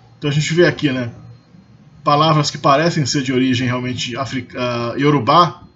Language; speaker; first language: Portuguese; native; Portuguese